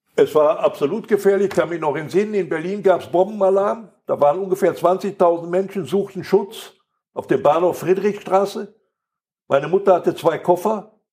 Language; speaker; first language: German; native; German